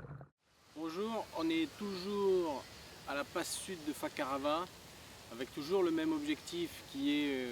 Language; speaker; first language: French; native; French